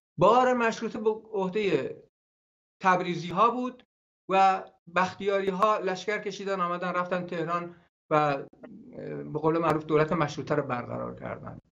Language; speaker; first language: Persian; non-native, local second language; Gurani